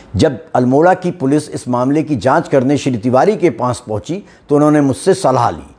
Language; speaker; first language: Hindi; native; Hindi